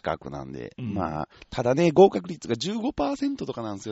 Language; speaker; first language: Japanese; native; Japanese